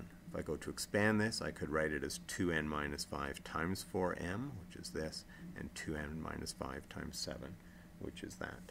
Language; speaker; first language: English; native; English